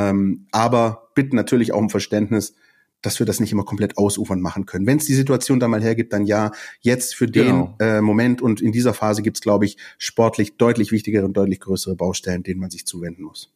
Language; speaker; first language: German; native; German